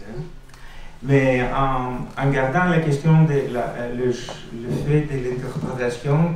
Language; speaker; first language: French; non-native, fluent; Greek